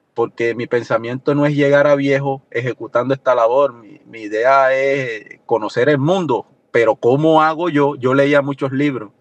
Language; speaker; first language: Spanish; native; Spanish